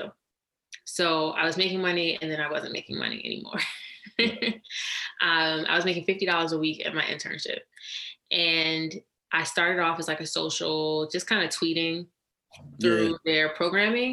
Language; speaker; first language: English; native; English